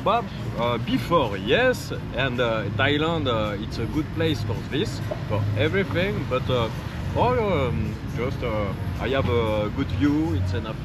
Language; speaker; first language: English; non-native, learner; French